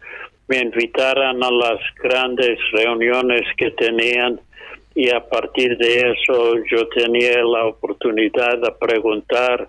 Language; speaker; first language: Spanish; non-native, fluent; English